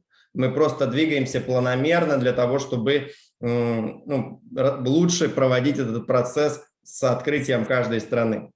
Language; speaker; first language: Russian; native; Russian